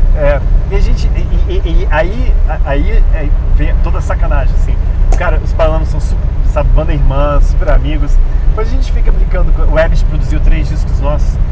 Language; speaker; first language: Portuguese; early bilingual, other home language; English